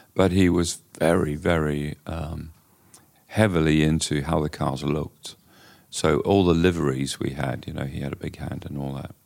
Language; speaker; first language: English; native; English